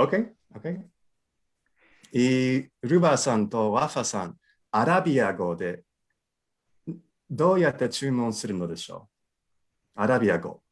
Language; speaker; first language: Japanese; non-native, fluent; English